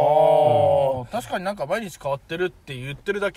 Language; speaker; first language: Japanese; native; Japanese